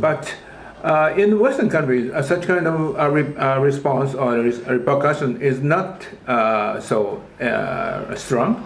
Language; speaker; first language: English; non-native, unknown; Japanese